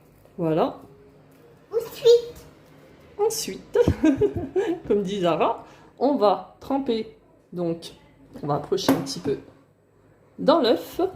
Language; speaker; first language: French; native; French